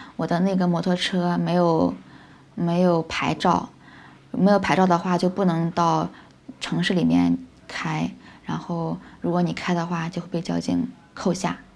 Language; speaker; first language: Chinese; native; Chinese